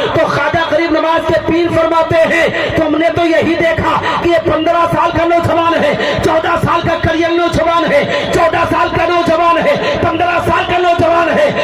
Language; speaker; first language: Urdu; native; Urdu